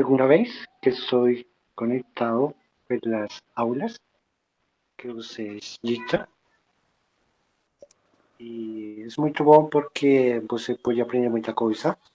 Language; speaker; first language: Portuguese; non-native, learner; Spanish